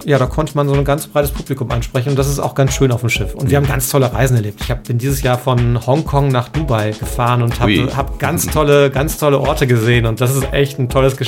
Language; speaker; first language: German; native; German